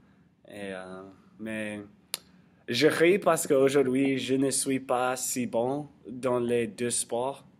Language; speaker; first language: French; non-native, learner; English